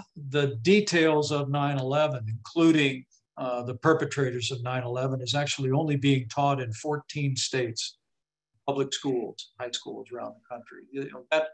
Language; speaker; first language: English; native; English